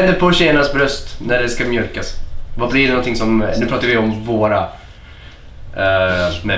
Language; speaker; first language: Swedish; native; Swedish